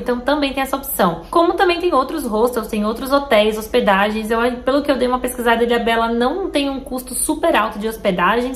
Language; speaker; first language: Portuguese; native; Portuguese